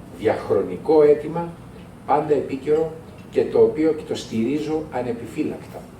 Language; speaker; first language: Greek; native; Greek